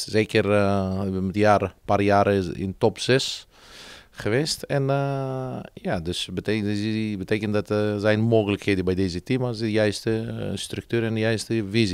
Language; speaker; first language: Dutch; non-native, fluent; Greek